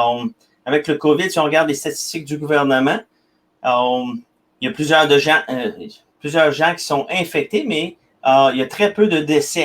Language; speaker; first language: French; native; French